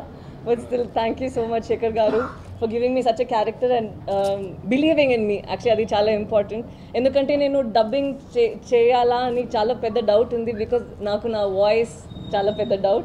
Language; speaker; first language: Telugu; non-native, learner; Tamil